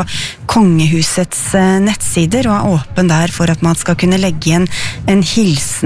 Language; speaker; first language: Norwegian; native; Norwegian